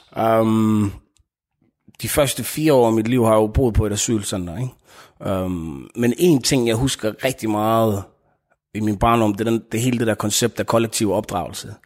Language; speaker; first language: Danish; early bilingual, other home language; Tigrinya